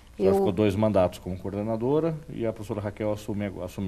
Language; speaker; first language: Portuguese; native; Portuguese